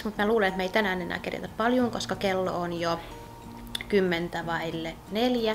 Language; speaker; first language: Finnish; native; Finnish